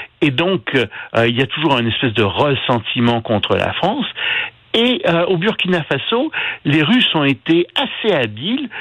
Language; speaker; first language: French; native; French